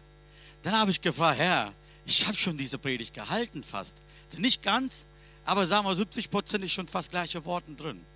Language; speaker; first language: German; non-native, learner; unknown